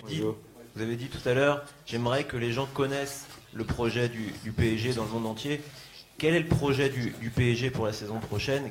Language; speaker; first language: French; native; French